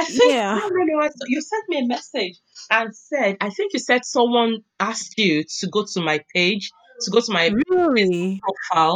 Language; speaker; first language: English; non-native, local second language; Yoruba